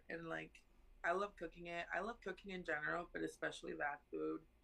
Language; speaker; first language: English; early bilingual, other home language; Spanish